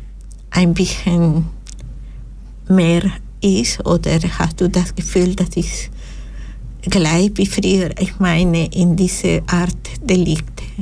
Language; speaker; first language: German; non-native, learner; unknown